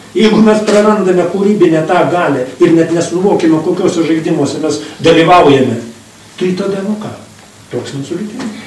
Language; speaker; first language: Lithuanian; native; Lithuanian